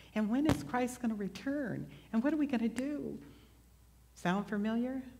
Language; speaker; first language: English; native; English